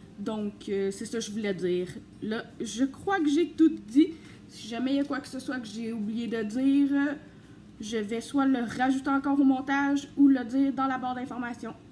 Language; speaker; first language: French; native; French